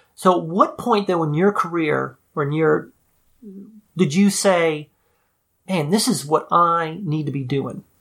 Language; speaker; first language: English; native; English